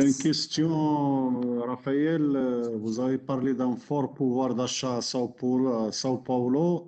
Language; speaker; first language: French; non-native, local second language; Arabic